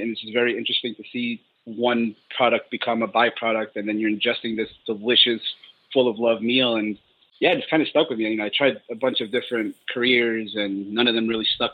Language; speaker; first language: English; native; English